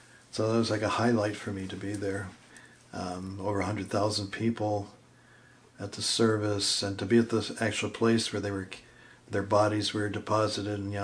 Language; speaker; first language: English; native; English